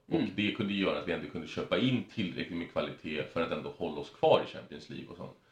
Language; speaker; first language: Swedish; early bilingual, other home language; Spanish